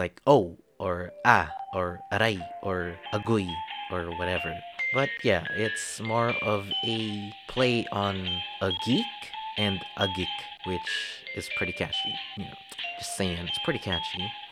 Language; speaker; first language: English; non-native, local second language; Filipino